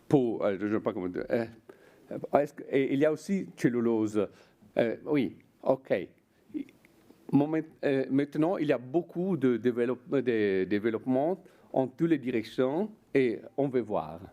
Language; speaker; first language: French; non-native, fluent; Italian